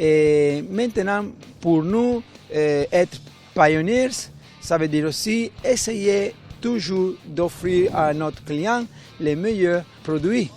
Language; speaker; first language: French; non-native, fluent; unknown